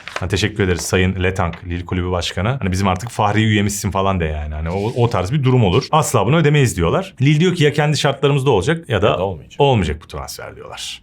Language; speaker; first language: Turkish; native; Turkish